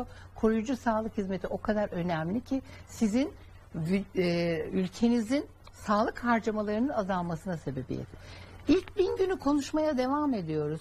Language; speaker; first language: Turkish; native; Turkish